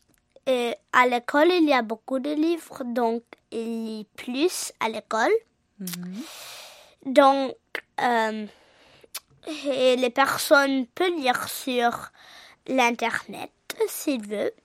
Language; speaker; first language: French; early bilingual, heritage; English